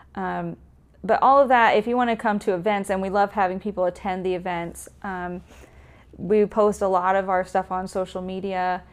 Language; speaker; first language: English; native; English